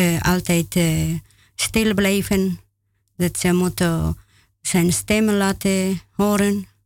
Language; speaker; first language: Dutch; non-native, learner; Spanish